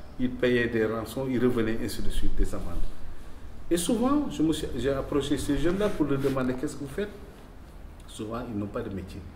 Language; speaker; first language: French; non-native, local second language; Wolof